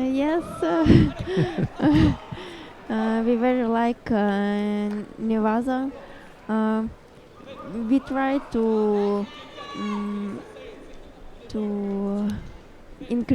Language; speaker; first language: English; non-native, learner; Russian